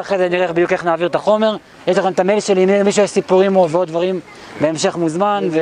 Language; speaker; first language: Hebrew; native; Hebrew